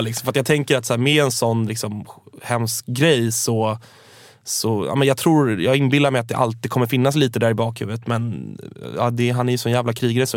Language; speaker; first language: Swedish; native; Swedish